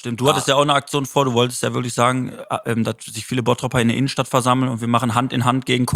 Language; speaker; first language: German; native; German